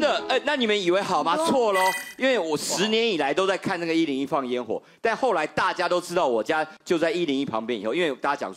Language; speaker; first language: Chinese; native; Chinese